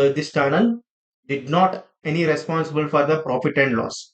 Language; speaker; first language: English; non-native, local second language; Telugu